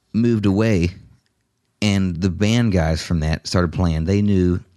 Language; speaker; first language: English; native; English